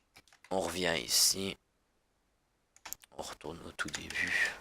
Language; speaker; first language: French; native; French